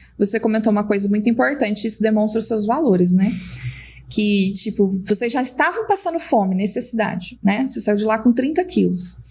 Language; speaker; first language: Portuguese; native; Portuguese